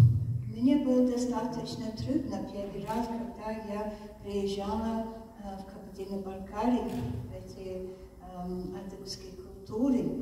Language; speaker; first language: Russian; non-native, fluent; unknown